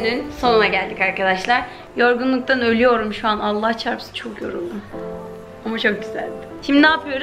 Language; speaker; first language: Turkish; native; Turkish